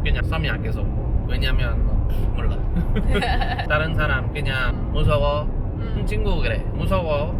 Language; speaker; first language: Korean; non-native, learner; Spanish